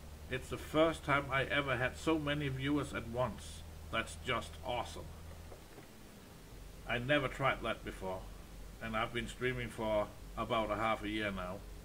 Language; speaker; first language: English; non-native, fluent; Danish